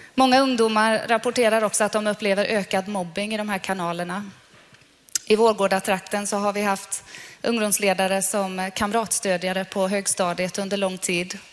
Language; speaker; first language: Swedish; non-native, fluent; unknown